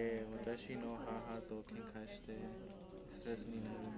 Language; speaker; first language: Japanese; non-native, learner; English